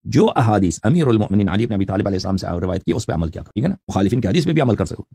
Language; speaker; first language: Urdu; native; Urdu